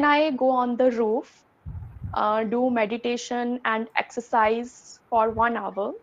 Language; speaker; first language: English; non-native, learner; Hindi